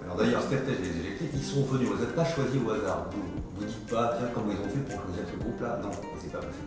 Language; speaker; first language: French; native; French